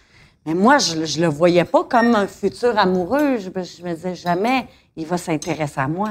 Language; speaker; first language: French; native; French